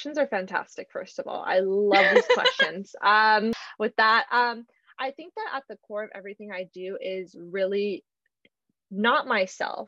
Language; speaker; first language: English; native; English